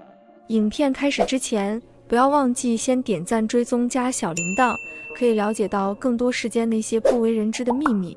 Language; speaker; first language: Chinese; native; Chinese